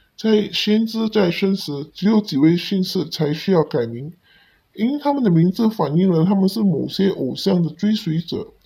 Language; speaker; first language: Chinese; non-native, local second language; Cantonese